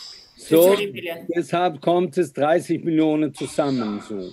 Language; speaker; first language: German; non-native, fluent; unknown